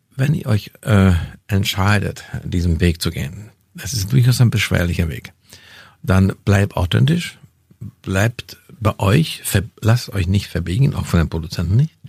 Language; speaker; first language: German; non-native, fluent; Hungarian